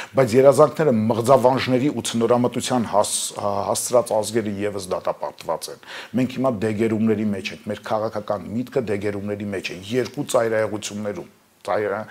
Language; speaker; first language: Armenian; native; Armenian